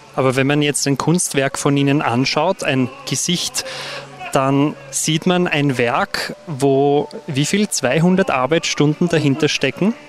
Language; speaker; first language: German; native; German